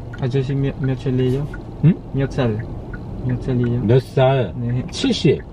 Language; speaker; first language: Korean; non-native, learner; Indonesian